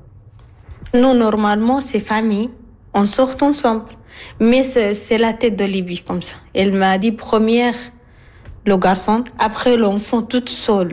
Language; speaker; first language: French; non-native, learner; Arabic